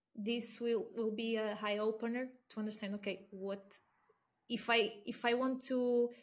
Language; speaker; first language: English; non-native, fluent; Portuguese